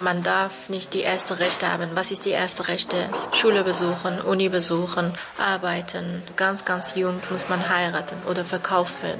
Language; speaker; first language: German; non-native, learner; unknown